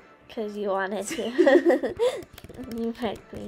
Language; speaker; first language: English; native; English